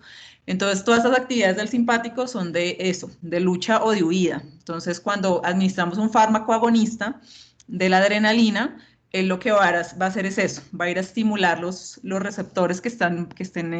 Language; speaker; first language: Spanish; native; Spanish